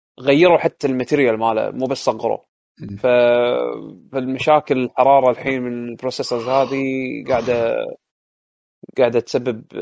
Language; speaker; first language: Arabic; native; Arabic